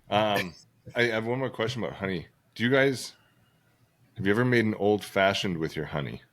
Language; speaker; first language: English; native; English